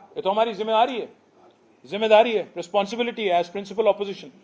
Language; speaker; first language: Hindi; non-native, local second language; Telugu